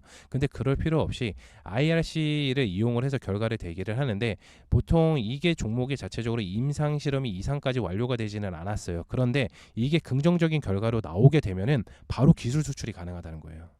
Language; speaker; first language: Korean; native; Korean